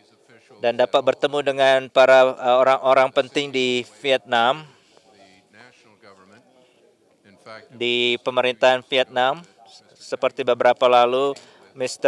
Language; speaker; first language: Indonesian; non-native, fluent; English